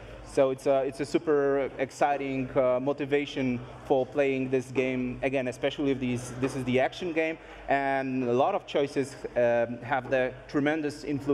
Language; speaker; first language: English; non-native, fluent; Polish